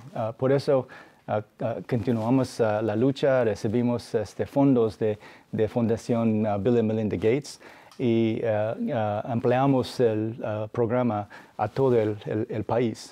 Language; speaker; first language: Spanish; non-native, fluent; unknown